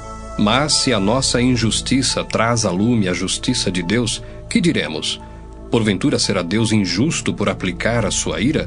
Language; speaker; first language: Portuguese; native; Portuguese